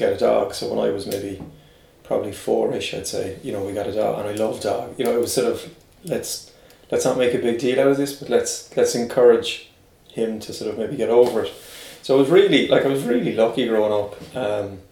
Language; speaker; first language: English; native; English